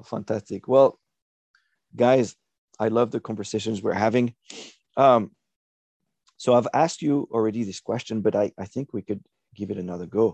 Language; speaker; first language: English; non-native, fluent; French